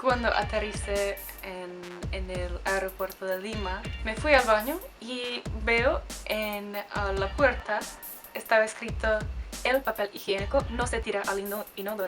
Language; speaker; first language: Spanish; non-native, fluent; Czech